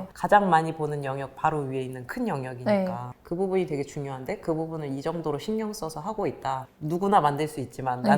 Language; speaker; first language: Korean; native; Korean